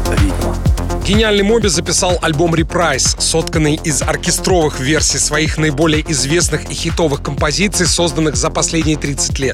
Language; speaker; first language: Russian; native; Russian